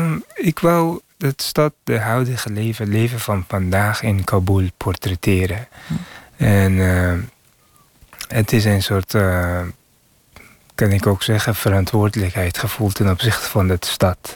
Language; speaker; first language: Dutch; non-native, fluent; Persian